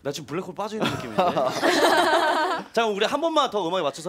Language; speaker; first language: Korean; native; Korean